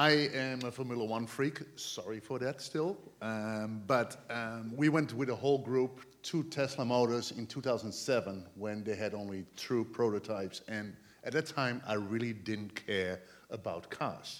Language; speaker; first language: English; non-native, fluent; Dutch